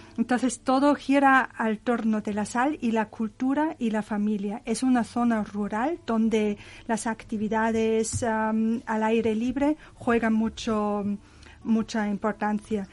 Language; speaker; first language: Spanish; non-native, fluent; German